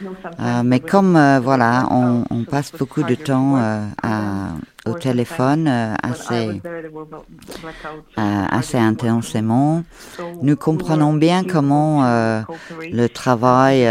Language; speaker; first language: French; non-native, fluent; Ukrainian